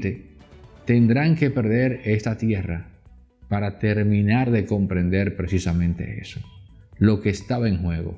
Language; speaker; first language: Spanish; native; Spanish